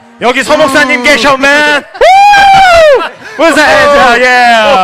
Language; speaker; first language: English; non-native, learner; Korean